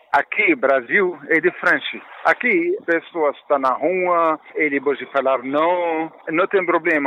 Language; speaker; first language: Portuguese; non-native, learner; Arabic